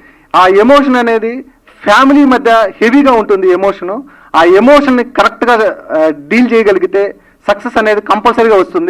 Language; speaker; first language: Telugu; native; Telugu